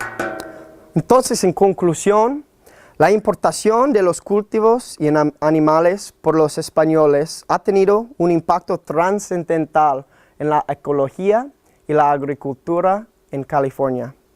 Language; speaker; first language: Spanish; non-native, fluent; English